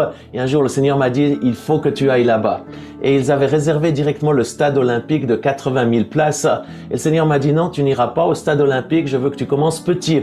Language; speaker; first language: French; native; French